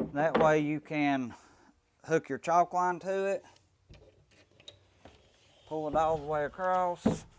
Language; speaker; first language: English; native; English